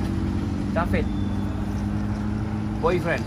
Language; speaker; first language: English; non-native, learner; Indonesian